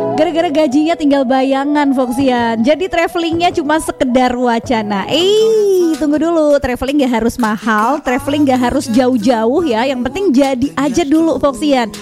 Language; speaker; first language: Indonesian; native; Indonesian